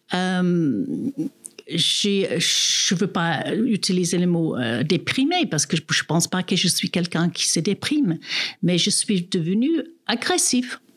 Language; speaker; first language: French; non-native, fluent; English